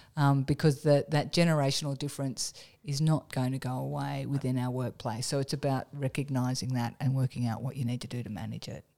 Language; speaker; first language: English; native; English